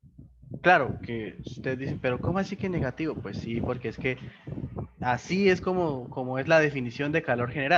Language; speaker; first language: Spanish; native; Spanish